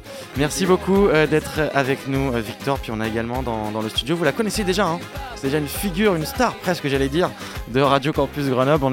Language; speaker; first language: French; native; French